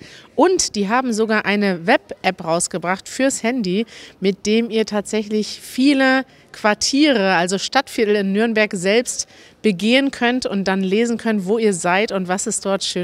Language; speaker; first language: German; native; German